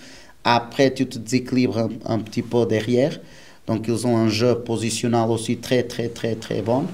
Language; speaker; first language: French; non-native, learner; Portuguese